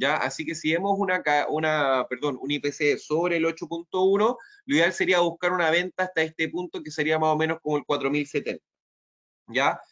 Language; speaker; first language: Spanish; native; Spanish